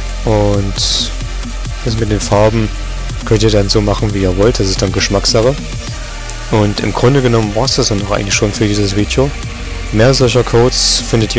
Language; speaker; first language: German; native; German